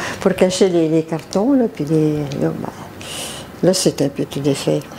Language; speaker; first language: French; native; French